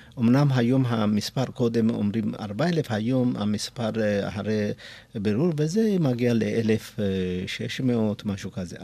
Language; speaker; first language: Hebrew; non-native, fluent; Amharic